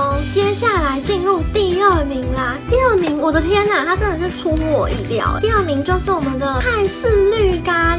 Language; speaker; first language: Chinese; native; Chinese